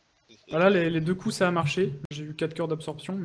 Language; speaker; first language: French; native; French